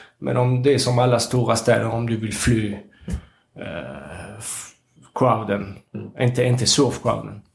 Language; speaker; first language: Swedish; non-native, fluent; Arabic